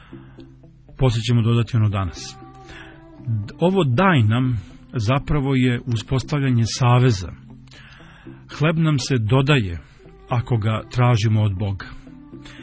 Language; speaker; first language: Serbian; native; Serbian